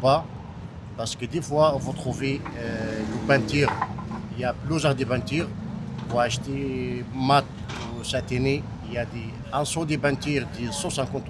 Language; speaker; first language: French; non-native, fluent; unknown